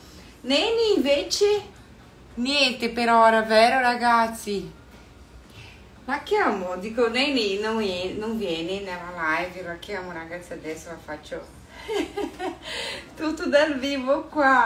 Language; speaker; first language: Italian; non-native, fluent; Portuguese